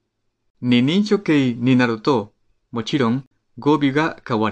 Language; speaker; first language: Japanese; non-native, fluent; Spanish